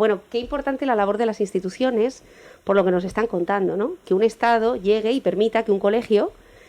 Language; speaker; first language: Spanish; native; Spanish